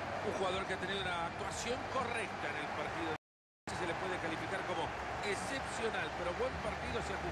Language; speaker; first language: Spanish; native; Spanish